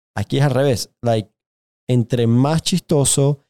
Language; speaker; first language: Spanish; native; Spanish